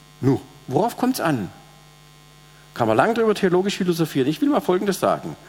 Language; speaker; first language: German; native; German